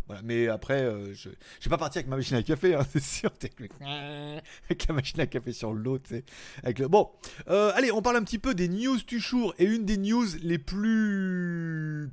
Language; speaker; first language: French; native; French